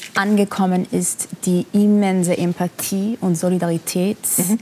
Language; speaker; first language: German; non-native, fluent; Persian